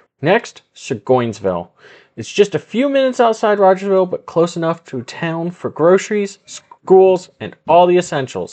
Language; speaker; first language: English; native; English